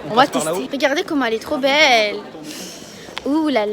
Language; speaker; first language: French; native; French